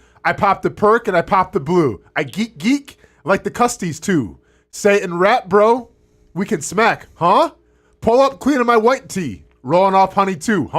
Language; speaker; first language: English; native; English